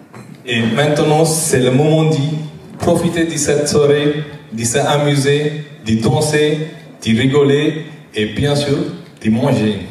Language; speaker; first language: French; non-native, fluent; Tamil